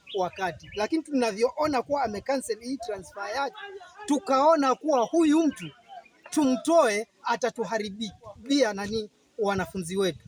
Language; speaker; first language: Swahili; native; Swahili